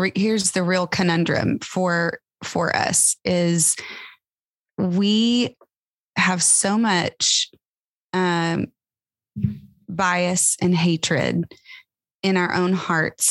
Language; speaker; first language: English; native; English